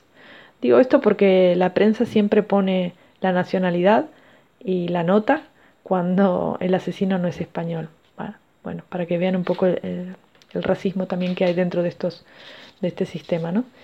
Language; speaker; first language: Spanish; native; Spanish